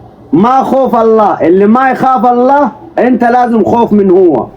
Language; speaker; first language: Arabic; non-native, learner; Oromo